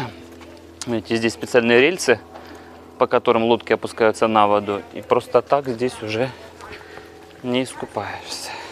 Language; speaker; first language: Russian; native; Russian